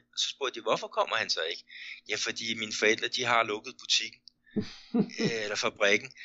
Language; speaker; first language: Danish; native; Danish